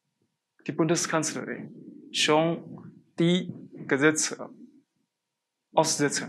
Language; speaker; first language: German; non-native, fluent; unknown